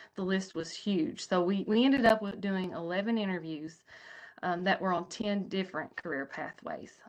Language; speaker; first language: English; native; English